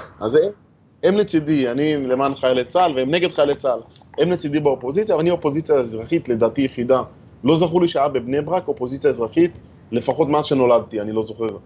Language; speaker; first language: Hebrew; native; Hebrew